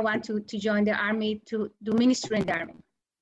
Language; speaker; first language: English; non-native, learner; Spanish